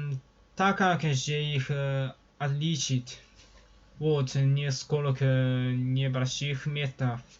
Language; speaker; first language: Russian; non-native, learner; Chinese